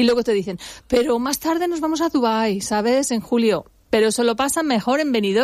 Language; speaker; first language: Spanish; non-native, fluent; English